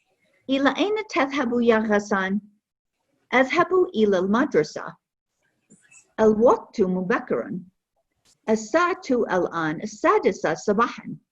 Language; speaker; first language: Arabic; non-native, fluent; English